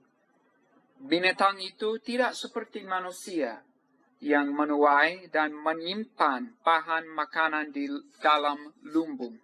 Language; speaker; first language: Indonesian; non-native, fluent; English